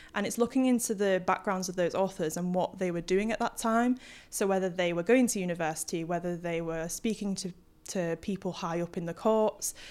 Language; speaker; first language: English; native; English